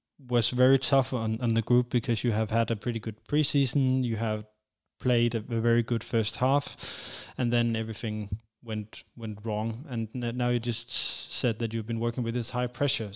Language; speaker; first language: English; non-native, fluent; Danish